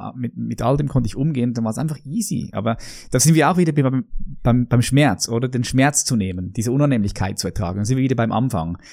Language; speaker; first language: German; native; German